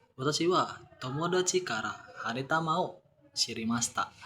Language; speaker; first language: Japanese; non-native, learner; Indonesian